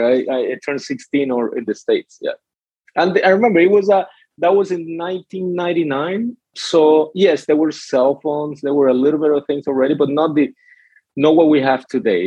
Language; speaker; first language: English; non-native, fluent; Spanish